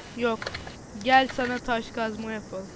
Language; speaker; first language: Turkish; native; Turkish